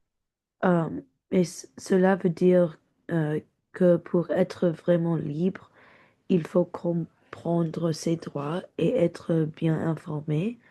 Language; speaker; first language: French; non-native, learner; English